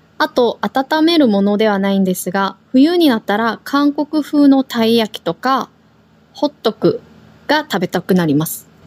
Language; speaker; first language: Japanese; non-native, fluent; Korean